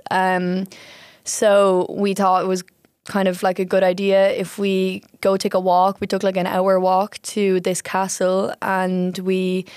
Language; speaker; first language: English; native; English